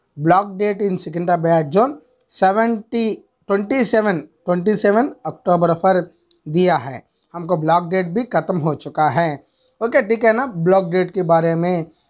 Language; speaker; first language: Hindi; non-native, local second language; Telugu